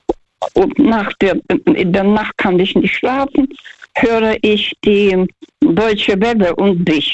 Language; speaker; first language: German; non-native, fluent; Russian